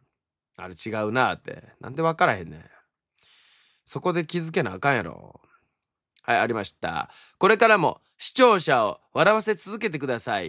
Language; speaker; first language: Japanese; native; Japanese